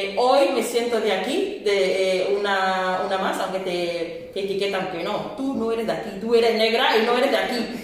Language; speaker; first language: Spanish; non-native, fluent; Portuguese